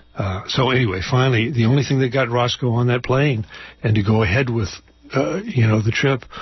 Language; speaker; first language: English; native; English